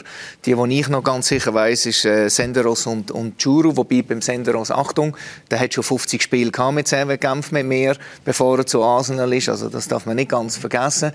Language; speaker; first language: German; native; German